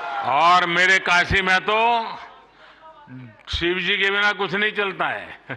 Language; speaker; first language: Hindi; non-native, local second language; Gujarati